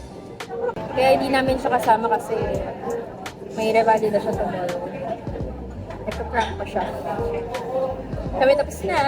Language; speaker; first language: Filipino; native; Filipino